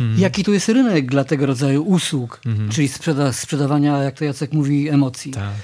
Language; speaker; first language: Polish; native; Polish